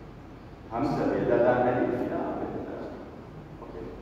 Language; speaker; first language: Indonesian; non-native, learner; Arabic